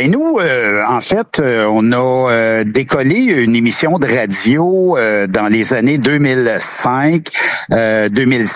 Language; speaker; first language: French; native; French